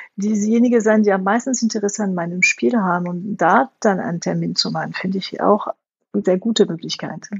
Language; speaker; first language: German; non-native, fluent; French